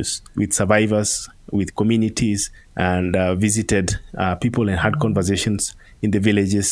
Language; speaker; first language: English; non-native, local second language; Masai